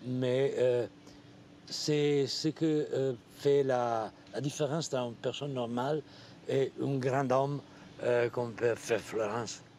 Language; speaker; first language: French; non-native, learner; Italian